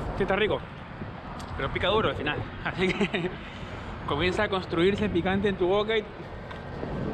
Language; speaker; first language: Spanish; native; Spanish